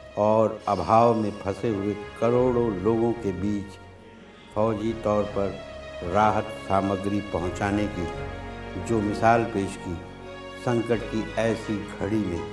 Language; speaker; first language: Hindi; native; Hindi